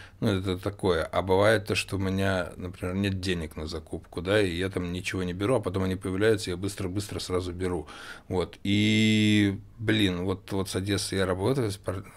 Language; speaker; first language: Russian; native; Russian